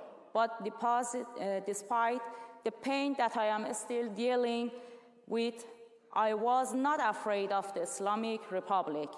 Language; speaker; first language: English; non-native, learner; Persian